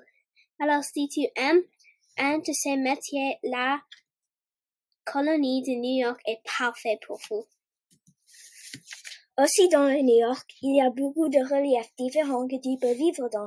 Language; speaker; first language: French; non-native, learner; English